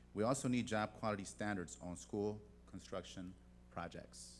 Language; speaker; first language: English; native; English